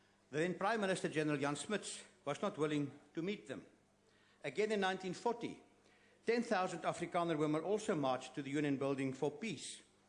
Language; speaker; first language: English; non-native, local second language; Afrikaans